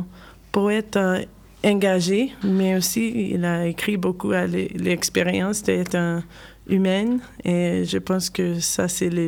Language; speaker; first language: French; non-native, learner; English